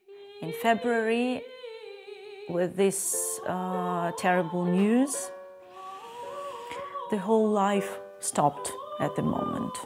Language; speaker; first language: English; non-native, fluent; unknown